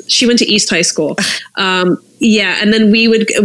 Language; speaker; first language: English; native; English